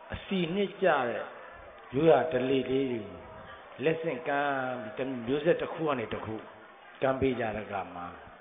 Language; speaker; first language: Burmese; non-native, local second language; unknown